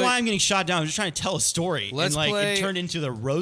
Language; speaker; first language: English; native; English